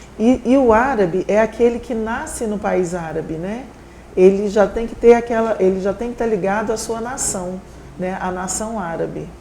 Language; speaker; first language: Portuguese; native; Portuguese